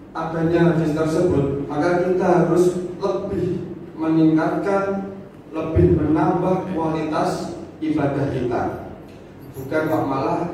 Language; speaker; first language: Indonesian; non-native, local second language; Javanese